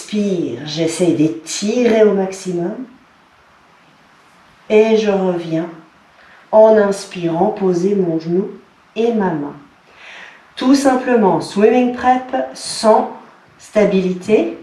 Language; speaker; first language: French; native; French